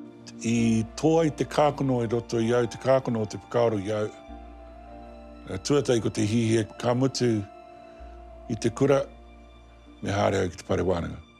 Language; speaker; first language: Māori; non-native, local second language; English